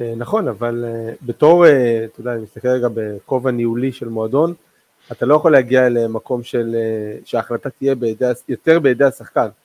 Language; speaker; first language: Hebrew; non-native, local second language; Arabic